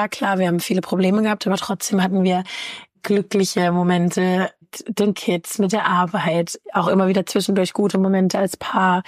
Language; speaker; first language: German; native; German